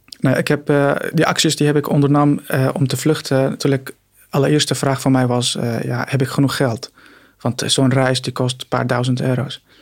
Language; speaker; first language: Dutch; non-native, fluent; Arabic